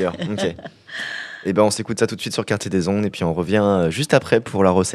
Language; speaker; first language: French; native; French